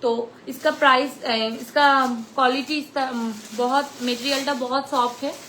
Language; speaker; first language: Hindi; non-native, local second language; Bangla